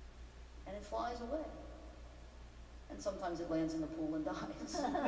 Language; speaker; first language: English; native; English